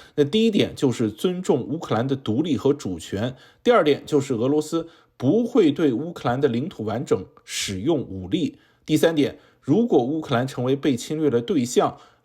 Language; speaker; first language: Chinese; native; Chinese